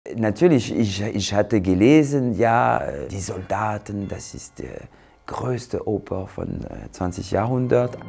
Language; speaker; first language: German; non-native, fluent; French